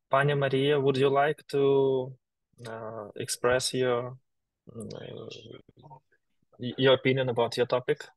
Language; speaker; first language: English; non-native, learner; Ukrainian